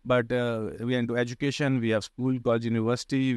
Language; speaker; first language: English; non-native, local second language; Hindi